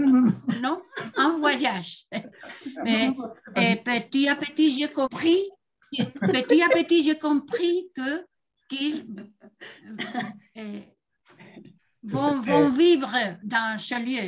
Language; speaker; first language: French; non-native, fluent; Spanish